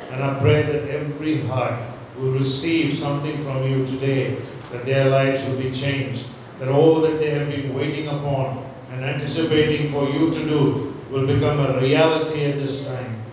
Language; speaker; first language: English; non-native, local second language; Tamil